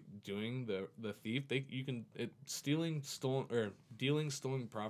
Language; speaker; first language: English; native; English